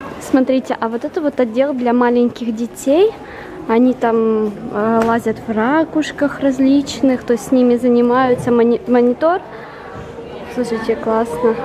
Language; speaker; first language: Russian; native; Russian